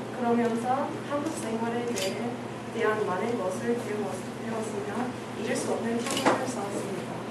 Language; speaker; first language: Korean; non-native, learner; English